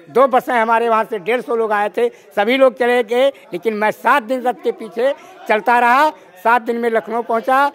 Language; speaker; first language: Hindi; native; Hindi